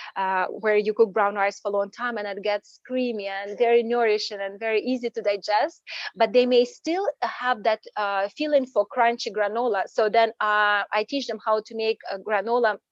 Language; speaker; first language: English; non-native, fluent; Ukrainian